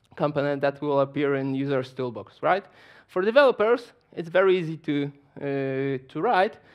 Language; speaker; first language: English; non-native, fluent; Polish